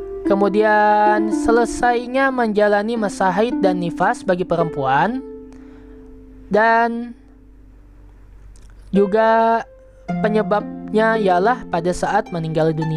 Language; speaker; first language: Indonesian; native; Indonesian